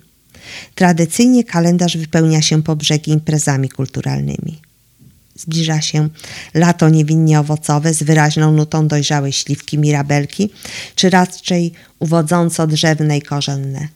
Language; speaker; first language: Polish; native; Polish